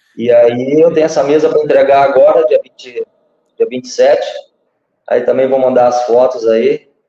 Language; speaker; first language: Portuguese; native; Portuguese